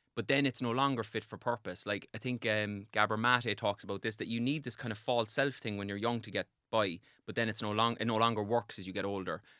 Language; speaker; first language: English; native; English